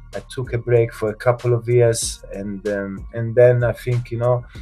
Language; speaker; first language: English; non-native, fluent; Italian